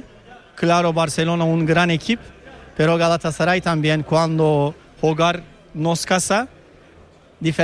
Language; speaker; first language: Spanish; non-native, learner; Turkish